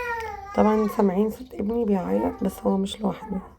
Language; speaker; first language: Arabic; native; Arabic